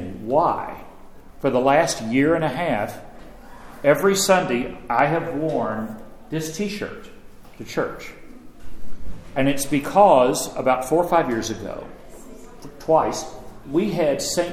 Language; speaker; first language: English; native; English